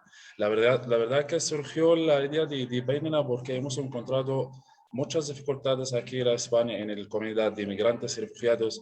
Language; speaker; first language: Spanish; non-native, learner; Arabic